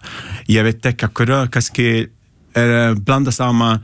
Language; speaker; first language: Icelandic; non-native, learner; Italian